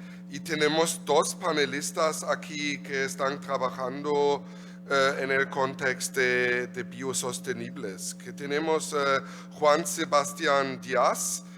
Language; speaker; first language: Spanish; non-native, learner; German